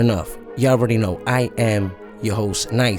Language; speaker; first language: English; native; English